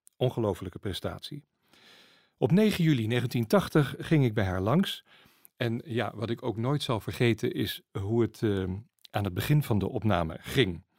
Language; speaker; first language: Dutch; native; Dutch